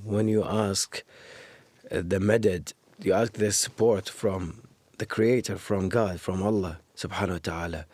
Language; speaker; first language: English; non-native, fluent; Arabic